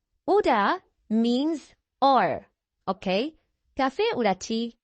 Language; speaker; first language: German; non-native, fluent; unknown